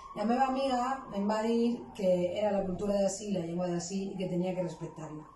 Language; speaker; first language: Catalan; non-native, local second language; Spanish